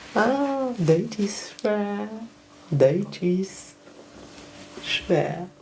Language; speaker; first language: German; non-native, learner; French